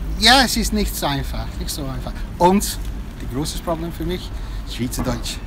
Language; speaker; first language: German; non-native, learner; English